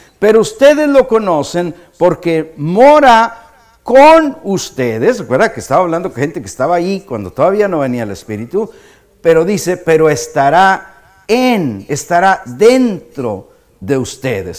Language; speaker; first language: Spanish; native; Spanish